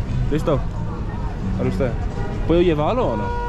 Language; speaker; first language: Spanish; non-native, learner; English